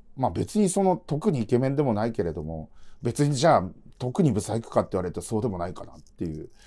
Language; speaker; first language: Japanese; native; Japanese